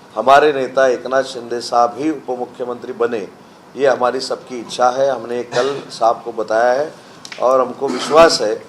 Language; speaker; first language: Hindi; non-native, local second language; Marathi